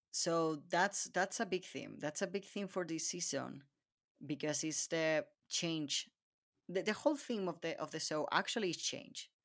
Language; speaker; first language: English; non-native, fluent; Spanish